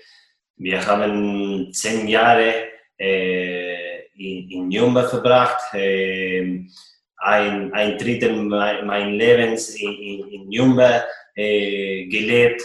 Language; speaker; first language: German; non-native, fluent; Spanish